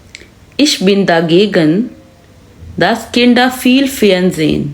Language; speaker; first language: German; non-native, fluent; Urdu